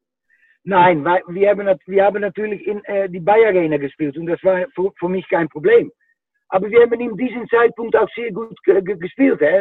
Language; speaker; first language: German; non-native, fluent; Dutch